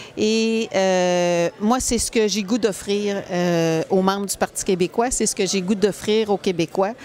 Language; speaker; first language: French; native; French